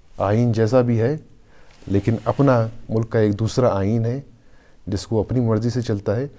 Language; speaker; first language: Urdu; non-native, local second language; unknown